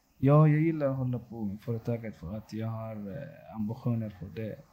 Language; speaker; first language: Swedish; non-native, local second language; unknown